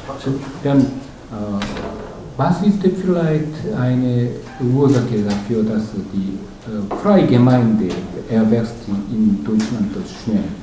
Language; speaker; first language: German; non-native, learner; Korean